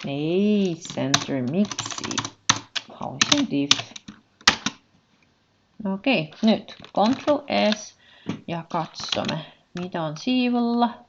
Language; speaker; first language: Finnish; non-native, learner; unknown